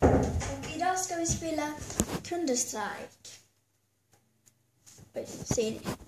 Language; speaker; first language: Swedish; early bilingual, other home language; Albanian